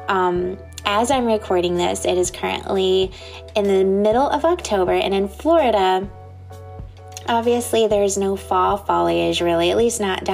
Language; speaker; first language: English; native; English